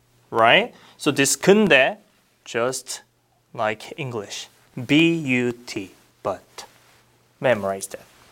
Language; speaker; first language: English; non-native, fluent; Korean